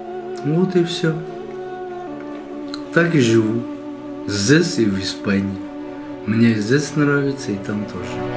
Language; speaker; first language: Russian; non-native, local second language; Armenian